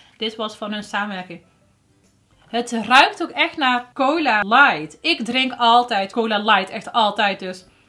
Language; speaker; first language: Dutch; early bilingual, other home language; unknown